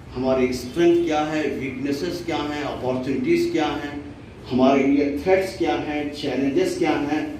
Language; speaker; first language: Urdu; native; Urdu